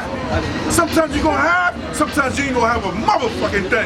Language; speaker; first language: English; native; English